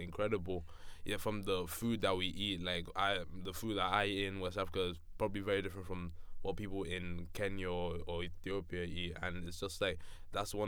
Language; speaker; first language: English; non-native, local second language; Yoruba